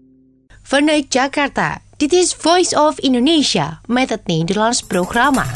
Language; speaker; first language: Dutch; non-native, fluent; Indonesian